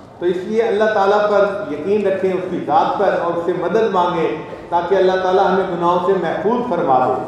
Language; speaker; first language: Urdu; non-native, local second language; Punjabi